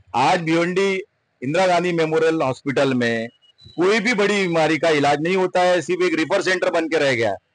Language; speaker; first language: Hindi; non-native, local second language; Urdu